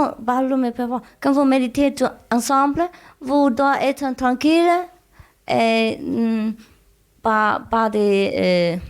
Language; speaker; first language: French; non-native, learner; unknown